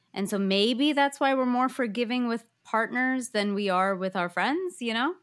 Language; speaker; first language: English; early bilingual, other home language; Hindi